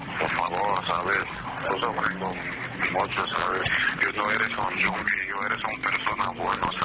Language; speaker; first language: Spanish; non-native, learner; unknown